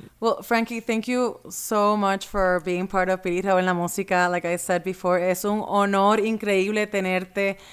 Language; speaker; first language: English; non-native, local second language; Spanish